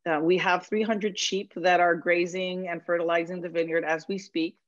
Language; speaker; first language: English; non-native, fluent; Spanish